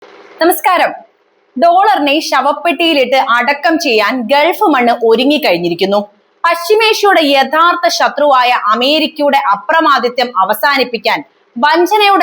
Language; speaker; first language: Malayalam; native; Malayalam